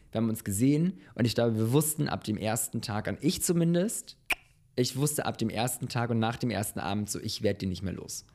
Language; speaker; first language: German; early bilingual, other home language; Bosnian